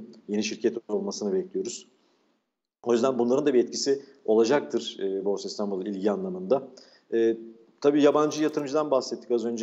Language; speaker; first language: Turkish; native; Turkish